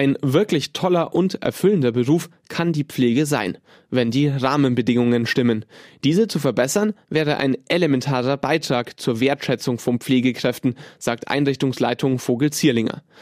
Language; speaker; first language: German; native; German